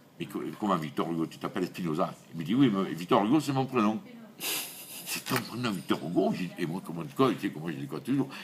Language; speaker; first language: French; native; French